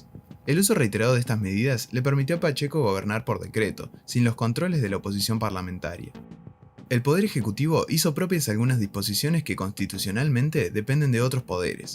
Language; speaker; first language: Spanish; native; Spanish